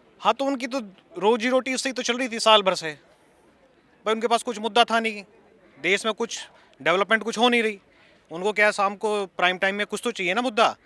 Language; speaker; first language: Hindi; native; Hindi